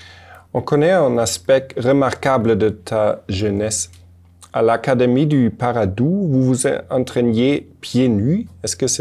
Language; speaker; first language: French; non-native, fluent; German